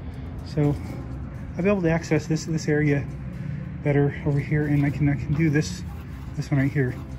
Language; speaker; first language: English; native; English